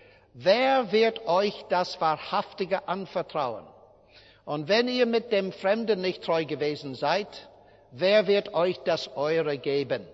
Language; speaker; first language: German; non-native, fluent; English